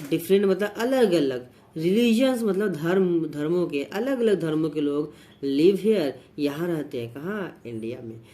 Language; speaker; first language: Hindi; native; Hindi